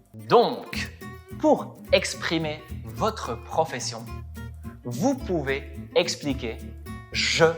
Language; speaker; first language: French; non-native, fluent; Spanish